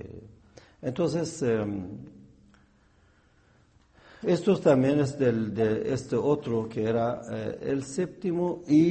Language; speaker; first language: Spanish; non-native, fluent; Persian